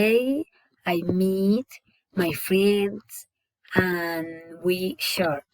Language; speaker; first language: English; non-native, learner; Spanish